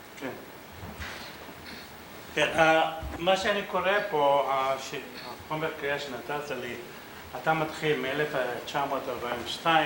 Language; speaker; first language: Hebrew; early bilingual, other home language; Arabic